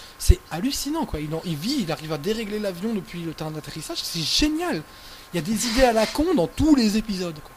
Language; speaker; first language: French; native; French